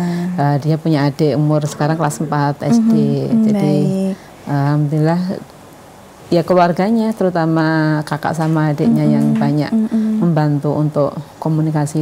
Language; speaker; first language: Indonesian; native; Indonesian